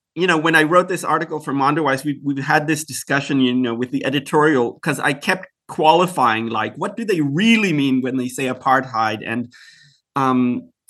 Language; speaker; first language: English; early bilingual, other home language; Hebrew